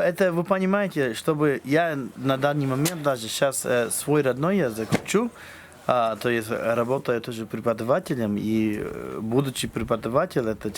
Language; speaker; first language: Russian; non-native, fluent; English